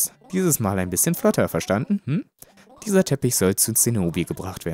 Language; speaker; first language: German; native; German